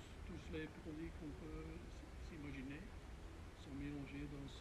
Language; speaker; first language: French; non-native, fluent; Dutch